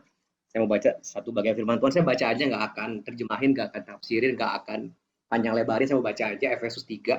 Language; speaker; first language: Indonesian; native; Indonesian